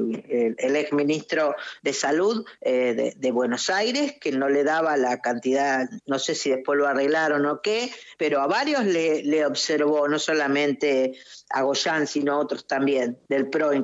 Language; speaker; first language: Spanish; native; Spanish